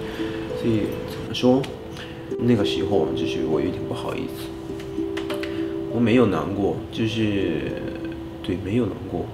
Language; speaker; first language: Chinese; non-native, fluent; Japanese